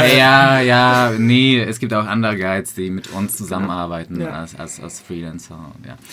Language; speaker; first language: German; non-native, fluent; Slovak